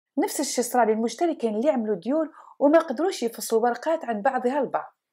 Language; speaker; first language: Arabic; non-native, local second language; Kabyle